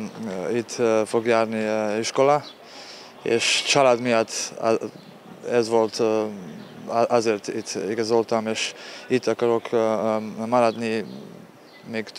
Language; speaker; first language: Hungarian; non-native, learner; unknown